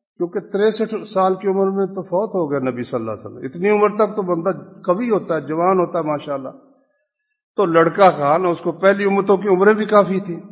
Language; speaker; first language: Urdu; non-native, local second language; Punjabi